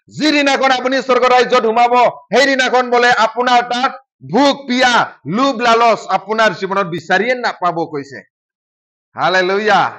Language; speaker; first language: Assamese; non-native, local second language; Bodo